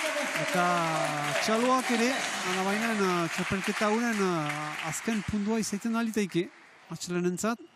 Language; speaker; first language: Basque; native; Basque